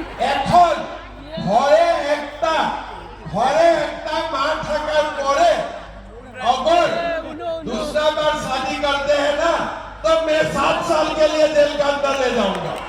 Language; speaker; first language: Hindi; non-native, local second language; Assamese